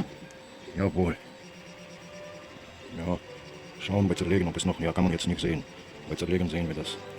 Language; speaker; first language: German; non-native, learner; Russian